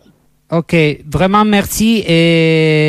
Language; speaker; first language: French; non-native, learner; Italian